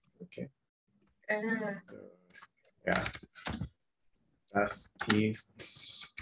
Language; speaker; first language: German; non-native, fluent; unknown